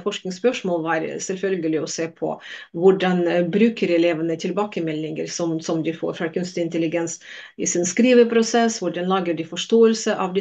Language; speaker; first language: Norwegian; non-native, fluent; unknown